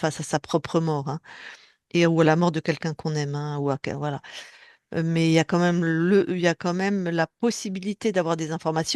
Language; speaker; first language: French; native; French